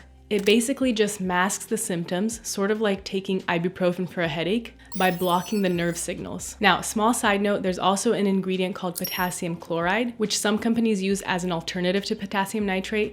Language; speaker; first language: English; native; English